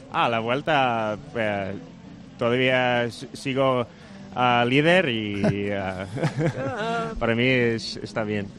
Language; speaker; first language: Spanish; non-native, fluent; Dutch